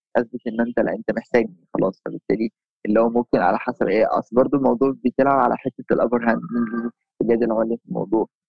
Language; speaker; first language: Arabic; native; Arabic